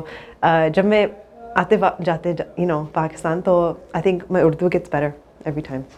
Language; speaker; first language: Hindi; early bilingual, heritage; English